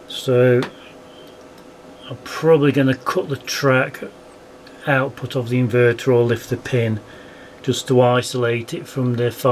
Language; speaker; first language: English; native; English